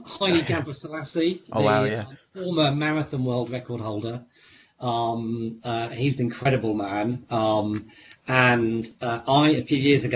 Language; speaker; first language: English; native; English